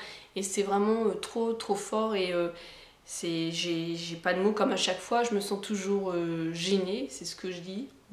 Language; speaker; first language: French; native; French